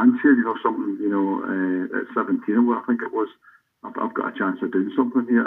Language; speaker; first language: English; native; English